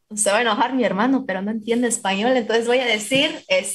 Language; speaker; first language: Spanish; non-native, fluent; English